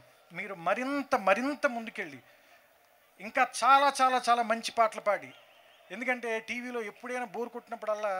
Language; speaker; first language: Telugu; native; Telugu